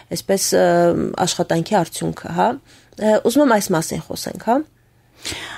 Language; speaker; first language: Armenian; native; Armenian